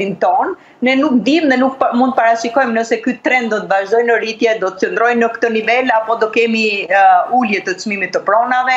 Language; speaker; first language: Albanian; native; Albanian